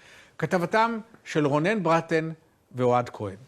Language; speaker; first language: Hebrew; native; Hebrew